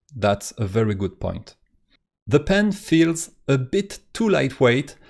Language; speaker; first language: English; non-native, fluent; French